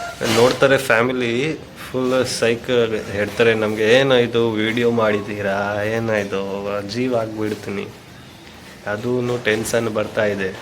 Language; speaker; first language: Kannada; non-native, local second language; Hindi